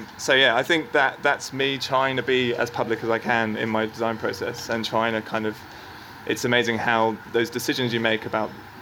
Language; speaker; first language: English; native; English